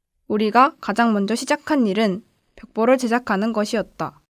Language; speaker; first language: Korean; native; Korean